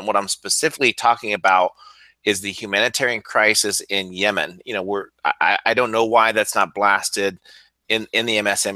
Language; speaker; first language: English; native; English